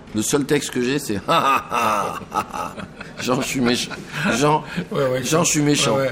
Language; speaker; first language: French; native; French